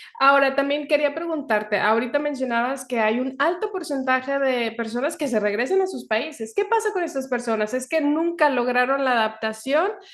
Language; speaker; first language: Spanish; native; Spanish